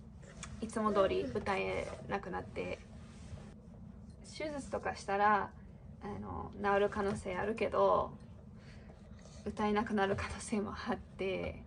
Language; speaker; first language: Japanese; non-native, fluent; English